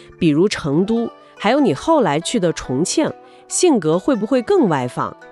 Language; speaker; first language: Chinese; native; Chinese